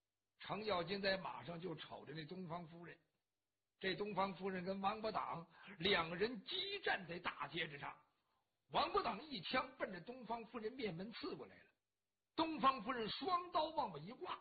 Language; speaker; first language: Chinese; native; Chinese